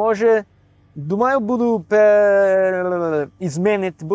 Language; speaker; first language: Russian; non-native, learner; English